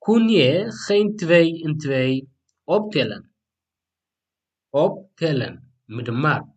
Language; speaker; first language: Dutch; non-native, learner; Tigrinya